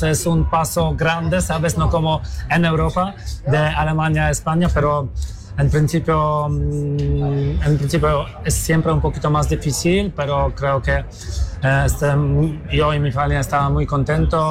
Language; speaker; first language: Spanish; non-native, learner; Polish